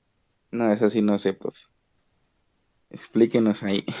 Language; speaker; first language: Spanish; native; Spanish